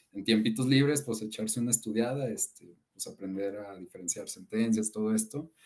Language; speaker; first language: Spanish; native; Spanish